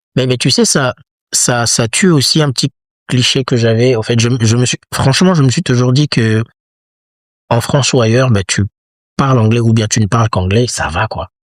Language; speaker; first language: French; non-native, local second language; Lingala